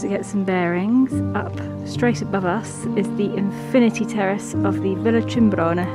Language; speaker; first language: English; native; English